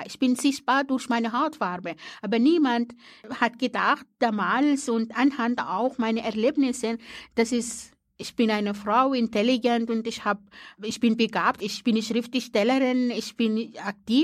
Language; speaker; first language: German; non-native, fluent; Arabic